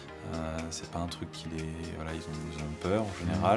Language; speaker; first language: French; native; French